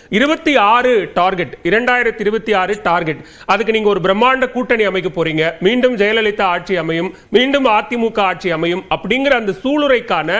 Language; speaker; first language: Tamil; native; Tamil